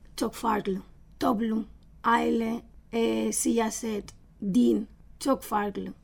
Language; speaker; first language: Turkish; non-native, learner; Spanish